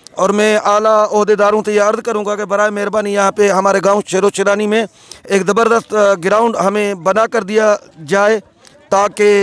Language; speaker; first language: Urdu; non-native, local second language; Sindhi